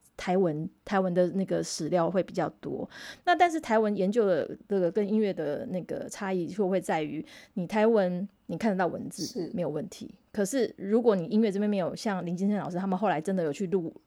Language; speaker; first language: Chinese; non-native, local second language; Min Nan Chinese